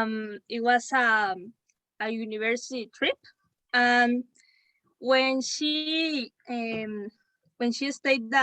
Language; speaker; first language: English; non-native, learner; Spanish